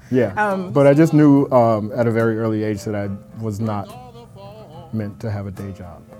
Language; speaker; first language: English; native; English